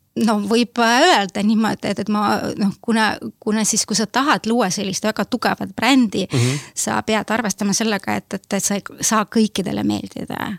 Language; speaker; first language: Estonian; non-native, local second language; Russian